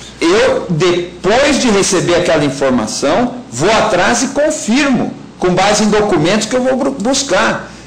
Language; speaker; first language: Portuguese; native; Portuguese